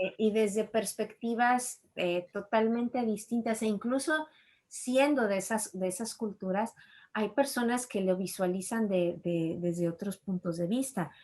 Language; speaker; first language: Spanish; native; Spanish